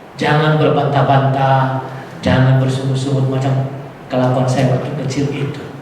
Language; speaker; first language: Indonesian; non-native, local second language; Batak Toba